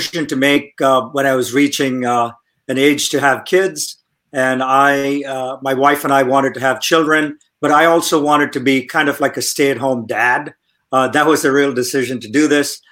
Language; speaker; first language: English; non-native, local second language; Tamil